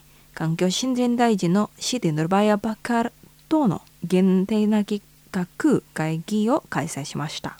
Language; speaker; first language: Japanese; non-native, fluent; Indonesian